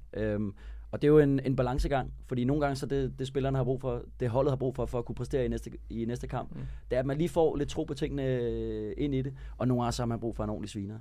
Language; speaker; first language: Danish; native; Danish